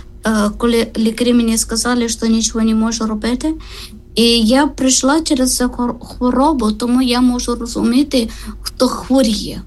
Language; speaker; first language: Ukrainian; non-native, learner; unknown